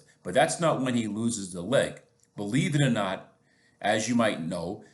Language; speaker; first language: English; native; English